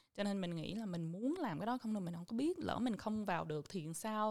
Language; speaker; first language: Vietnamese; early bilingual, heritage; Vietnamese